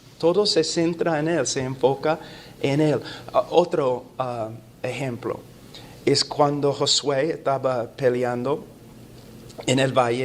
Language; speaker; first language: Spanish; non-native, fluent; English